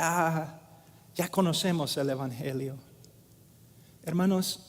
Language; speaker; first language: Spanish; non-native, fluent; English